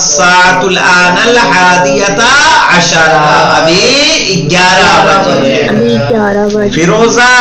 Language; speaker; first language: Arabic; non-native, fluent; Urdu